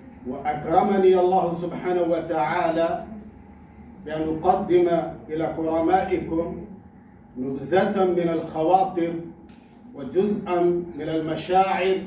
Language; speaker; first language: Arabic; non-native, fluent; Urdu